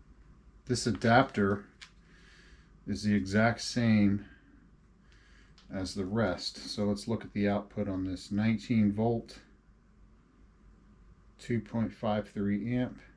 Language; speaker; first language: English; native; English